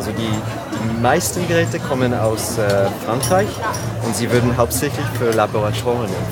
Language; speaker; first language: German; non-native, fluent; French